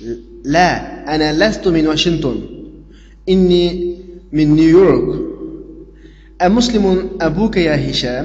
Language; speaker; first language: Arabic; non-native, fluent; Uyghur